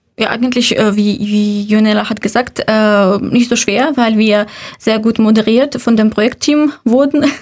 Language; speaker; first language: German; non-native, fluent; Russian